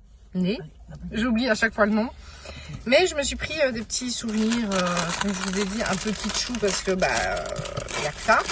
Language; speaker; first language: French; native; French